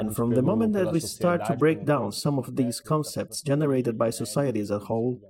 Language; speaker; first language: English; non-native, fluent; Portuguese